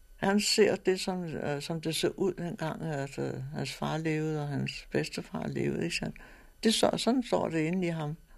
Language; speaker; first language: Danish; native; Danish